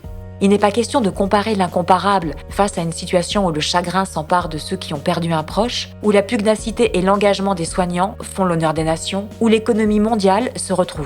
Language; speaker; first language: French; native; French